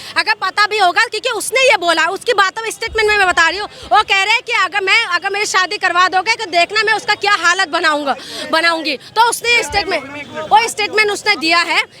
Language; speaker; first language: Hindi; non-native, local second language; Assamese